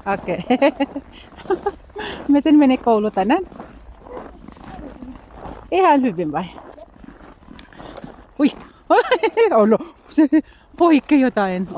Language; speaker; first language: Finnish; non-native, learner; Filipino